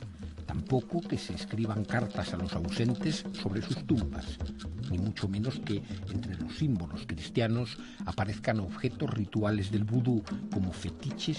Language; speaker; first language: Spanish; native; Spanish